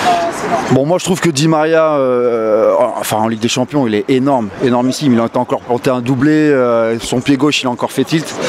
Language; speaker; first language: French; native; French